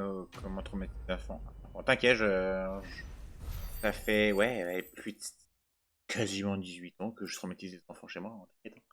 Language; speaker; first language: French; native; French